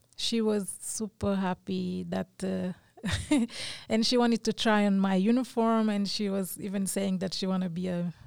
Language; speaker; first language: English; non-native, fluent; French